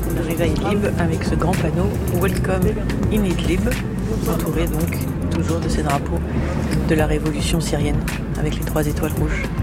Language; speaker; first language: French; native; French